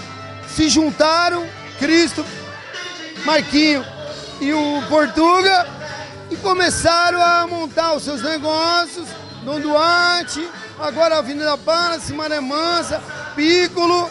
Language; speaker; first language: Portuguese; native; Portuguese